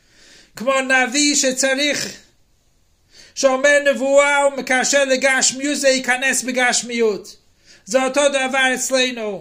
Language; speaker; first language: Hebrew; non-native, fluent; English